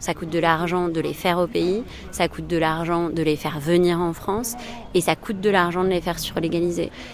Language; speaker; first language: French; native; French